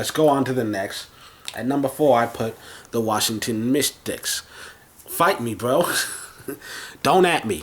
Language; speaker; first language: English; native; English